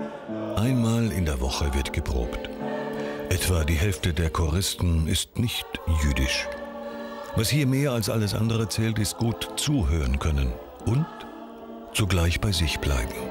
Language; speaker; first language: German; native; German